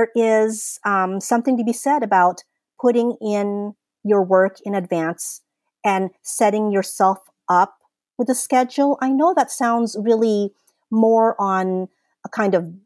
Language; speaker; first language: English; early bilingual, other home language; Filipino